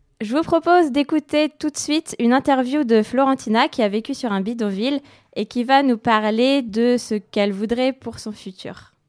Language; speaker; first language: French; native; French